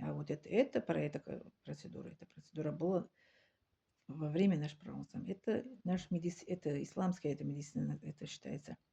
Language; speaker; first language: Russian; non-native, learner; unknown